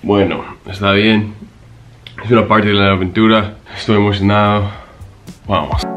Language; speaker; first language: Spanish; non-native, fluent; English